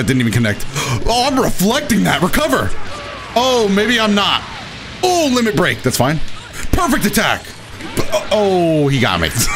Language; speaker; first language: English; native; English